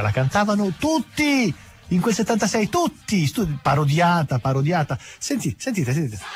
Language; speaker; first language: Italian; native; Italian